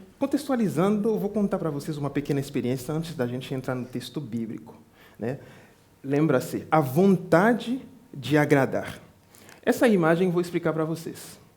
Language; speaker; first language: Portuguese; non-native, fluent; French